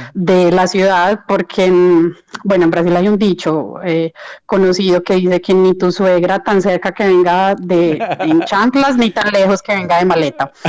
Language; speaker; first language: Spanish; native; Spanish